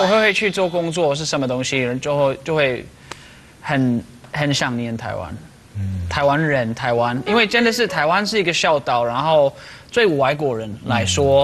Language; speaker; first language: Chinese; non-native, fluent; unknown